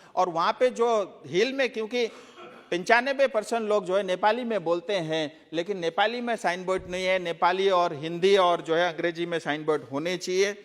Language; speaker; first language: Hindi; non-native, local second language; Nepali